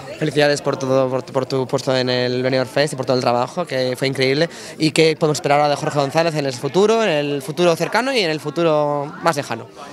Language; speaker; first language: Spanish; native; Spanish